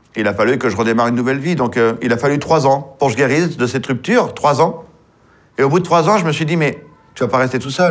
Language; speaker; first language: French; native; French